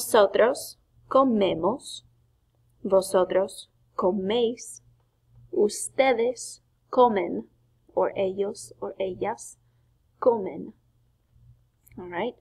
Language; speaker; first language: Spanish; non-native, fluent; English